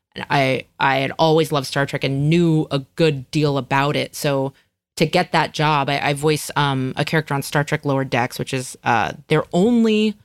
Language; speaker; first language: English; native; English